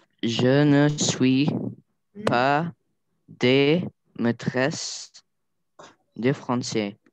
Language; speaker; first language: French; non-native, learner; Arabic